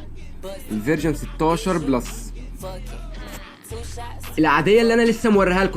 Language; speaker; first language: Arabic; native; Arabic